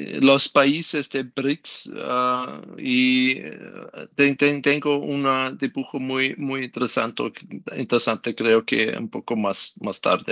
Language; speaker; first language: Spanish; non-native, learner; German